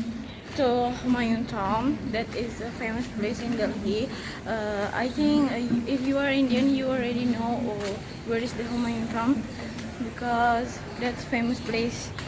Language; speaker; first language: English; non-native, learner; Indonesian